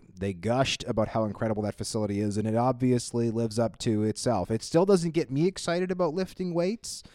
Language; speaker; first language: English; native; English